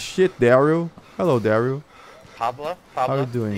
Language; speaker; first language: English; non-native, fluent; Portuguese